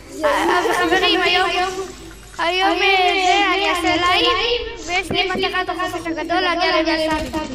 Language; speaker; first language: Hebrew; native; Hebrew